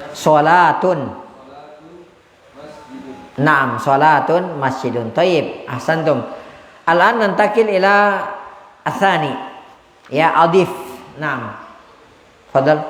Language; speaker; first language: Arabic; non-native, fluent; Indonesian